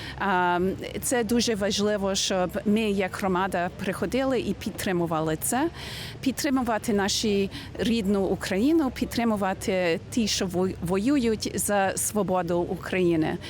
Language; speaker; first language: Ukrainian; early bilingual, heritage; Ukrainian